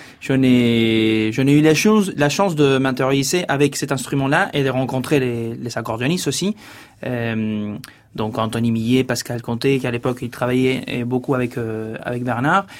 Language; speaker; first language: French; non-native, fluent; Spanish